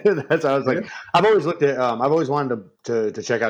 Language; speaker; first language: English; native; English